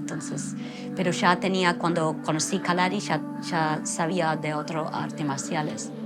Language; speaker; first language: Spanish; non-native, fluent; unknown